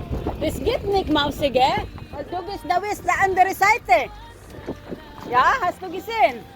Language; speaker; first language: German; non-native, learner; Cebuano